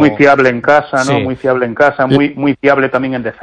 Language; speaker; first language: Spanish; native; Spanish